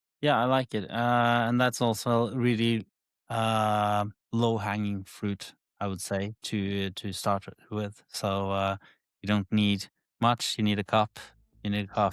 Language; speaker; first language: English; non-native, fluent; Norwegian